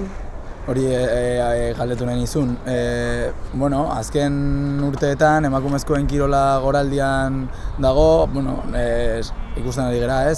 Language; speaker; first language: Basque; native; Basque